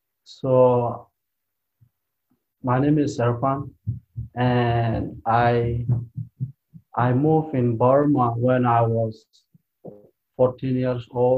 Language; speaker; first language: English; non-native, learner; Rohingya